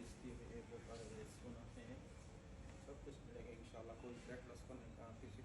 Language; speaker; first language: Hindi; non-native, local second language; Bangla